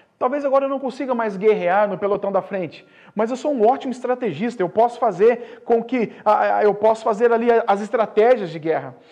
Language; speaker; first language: Portuguese; native; Portuguese